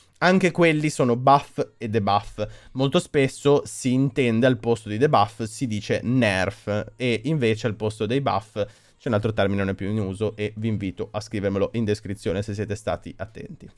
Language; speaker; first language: Italian; native; Italian